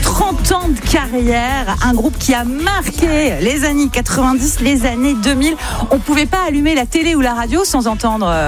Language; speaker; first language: French; native; French